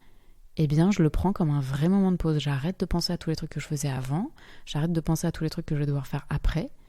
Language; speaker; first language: French; native; French